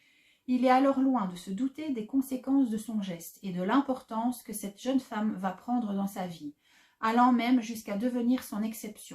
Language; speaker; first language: French; native; French